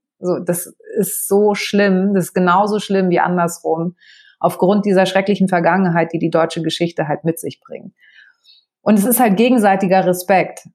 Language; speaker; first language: German; early bilingual, other home language; Greek